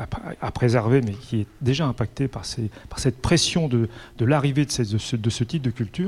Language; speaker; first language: French; native; French